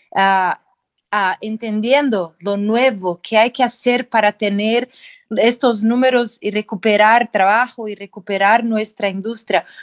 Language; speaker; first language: Spanish; non-native, fluent; Portuguese